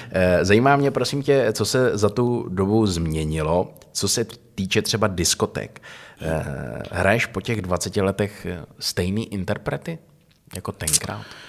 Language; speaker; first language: Czech; native; Czech